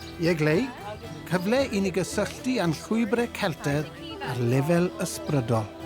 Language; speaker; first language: Welsh; native; Welsh